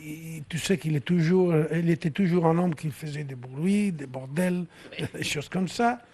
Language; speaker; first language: French; non-native, fluent; Italian